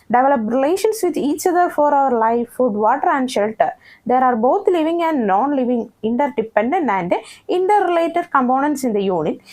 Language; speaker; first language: English; non-native, local second language; Malayalam